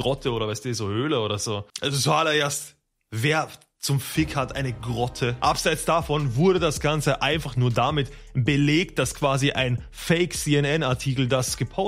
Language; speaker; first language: German; native; German